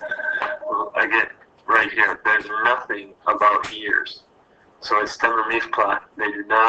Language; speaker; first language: English; native; English